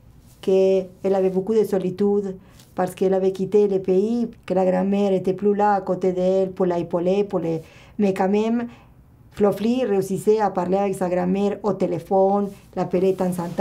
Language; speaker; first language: French; non-native, local second language; Spanish